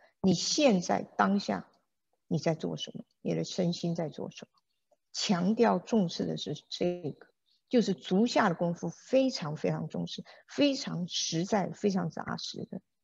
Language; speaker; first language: Chinese; native; Chinese